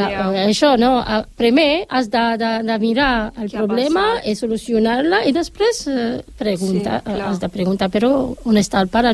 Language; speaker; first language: Catalan; non-native, learner; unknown